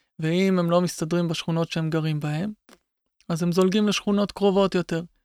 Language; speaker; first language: Hebrew; native; Hebrew